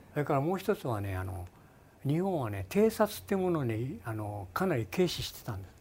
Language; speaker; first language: Japanese; native; Japanese